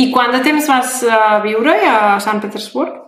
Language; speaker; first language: Catalan; native; Catalan